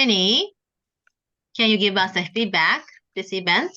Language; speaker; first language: English; non-native, learner; Japanese